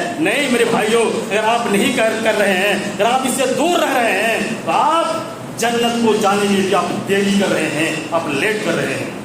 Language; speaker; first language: Urdu; native; Urdu